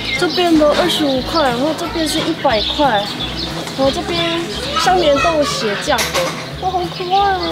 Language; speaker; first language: Chinese; non-native, fluent; Korean